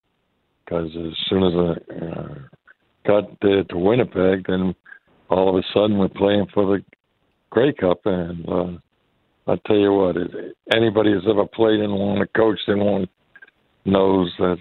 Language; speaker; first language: English; native; English